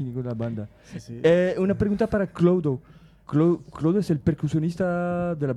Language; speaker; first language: Spanish; non-native, fluent; French